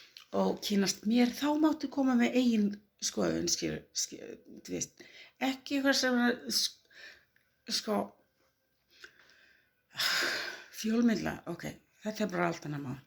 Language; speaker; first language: Icelandic; non-native, learner; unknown